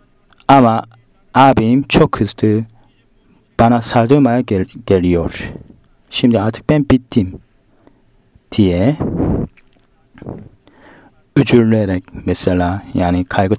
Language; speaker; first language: Turkish; non-native, fluent; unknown